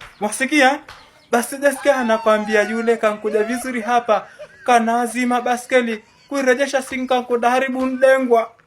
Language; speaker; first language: Swahili; native; Swahili